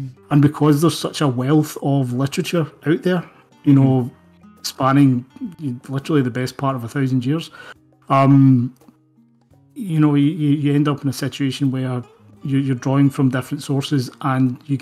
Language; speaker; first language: English; native; English